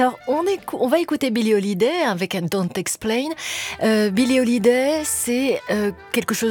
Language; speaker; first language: French; native; French